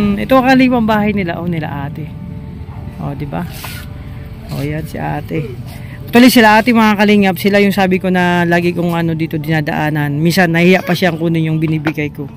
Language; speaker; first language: Filipino; non-native, local second language; Bikol